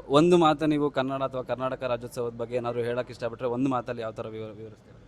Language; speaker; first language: Kannada; native; Kannada